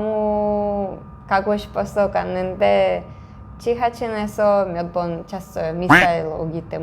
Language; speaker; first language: Korean; non-native, fluent; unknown